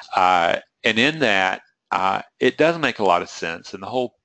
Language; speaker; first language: English; native; English